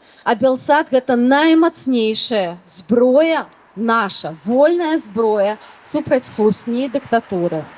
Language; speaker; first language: Belarusian; native; Belarusian